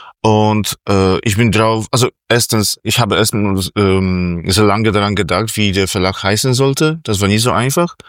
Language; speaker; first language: German; non-native, fluent; Polish